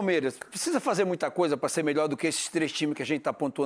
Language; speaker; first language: Portuguese; native; Portuguese